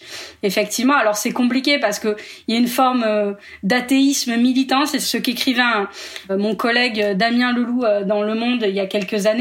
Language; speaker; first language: French; native; French